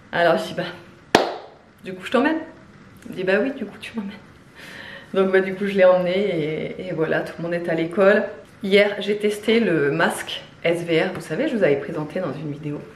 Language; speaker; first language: French; native; French